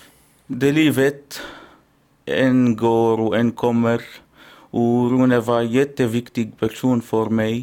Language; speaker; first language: Swedish; non-native, learner; Arabic